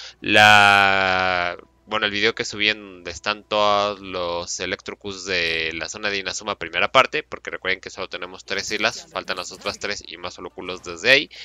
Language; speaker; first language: Spanish; native; Spanish